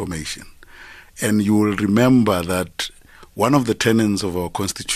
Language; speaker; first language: English; non-native, local second language; Northern Sotho